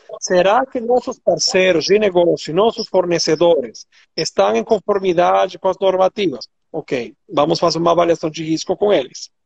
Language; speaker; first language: Portuguese; non-native, fluent; Spanish